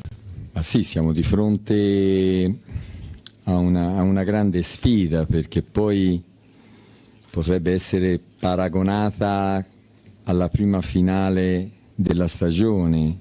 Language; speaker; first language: Italian; native; Italian